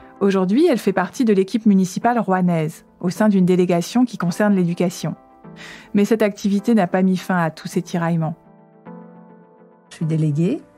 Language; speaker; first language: French; native; French